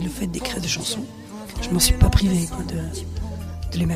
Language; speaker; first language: French; early bilingual, other home language; Spanish